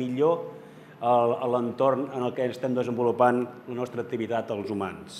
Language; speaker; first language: Catalan; native; Catalan